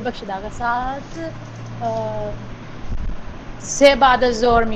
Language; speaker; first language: Persian; non-native, learner; Urdu